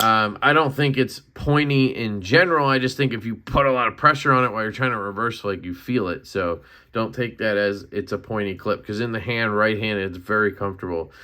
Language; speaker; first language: English; native; English